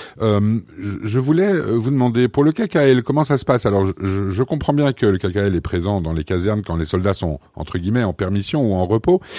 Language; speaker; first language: French; native; French